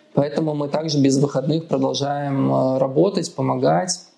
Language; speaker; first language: Russian; native; Russian